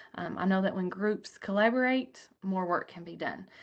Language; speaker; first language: English; native; English